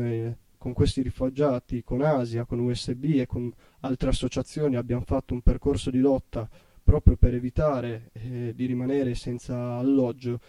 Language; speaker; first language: Italian; native; Italian